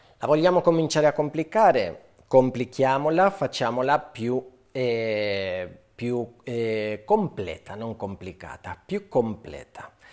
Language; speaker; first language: Italian; non-native, fluent; Spanish